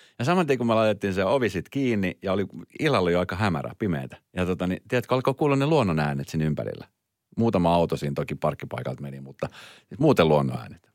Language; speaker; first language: Finnish; native; Finnish